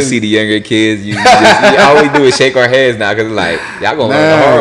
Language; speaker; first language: English; native; English